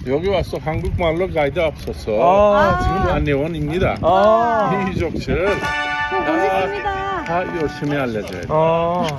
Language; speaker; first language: Korean; non-native, learner; Uzbek